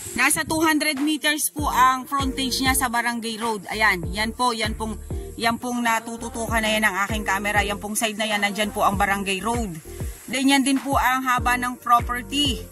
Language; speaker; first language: Filipino; non-native, local second language; Bikol